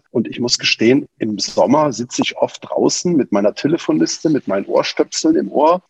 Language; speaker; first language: German; native; German